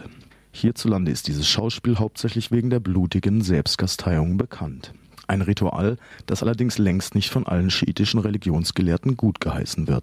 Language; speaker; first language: German; native; German